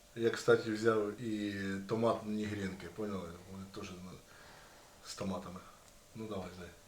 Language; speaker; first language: Ukrainian; non-native, local second language; Russian